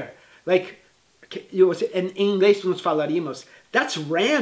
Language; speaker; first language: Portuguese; non-native, fluent; English